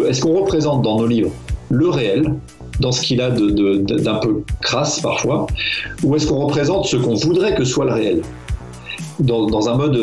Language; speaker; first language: French; native; French